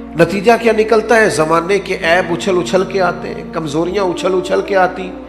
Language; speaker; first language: Urdu; non-native, local second language; Punjabi